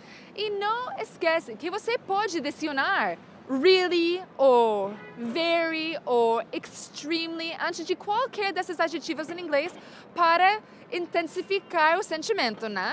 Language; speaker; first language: Portuguese; non-native, fluent; English